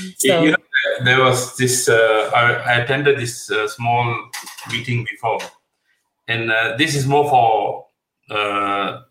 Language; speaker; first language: English; non-native, local second language; Punjabi